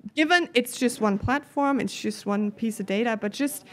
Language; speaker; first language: English; non-native, fluent; German